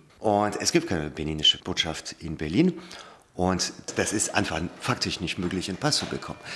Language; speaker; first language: German; non-native, fluent; French